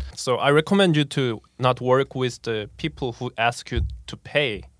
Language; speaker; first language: English; non-native, fluent; Korean